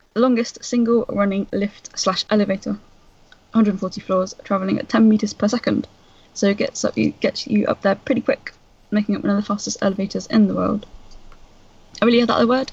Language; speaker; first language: English; native; English